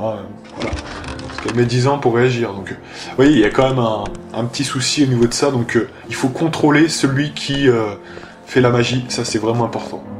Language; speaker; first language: French; native; French